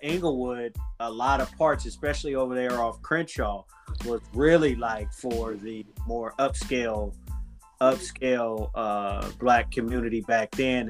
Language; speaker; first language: English; native; English